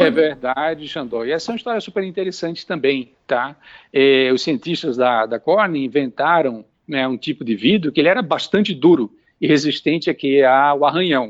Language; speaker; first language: Portuguese; native; Portuguese